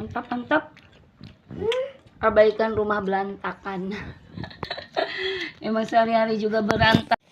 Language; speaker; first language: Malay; non-native, local second language; Sundanese